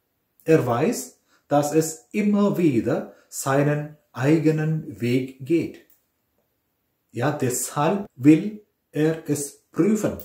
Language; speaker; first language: German; non-native, fluent; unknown